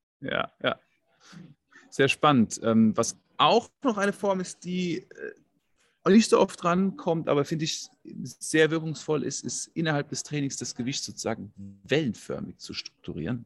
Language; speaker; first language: German; native; German